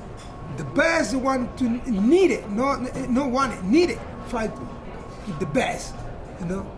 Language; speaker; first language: English; non-native, learner; Spanish